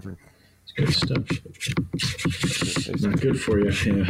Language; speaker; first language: English; native; English